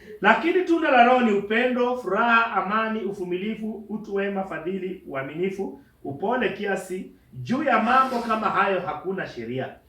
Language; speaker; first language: Swahili; non-native, local second language; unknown